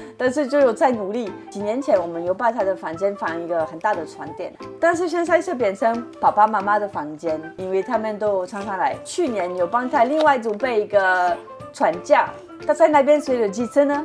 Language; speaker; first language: Chinese; non-native, fluent; French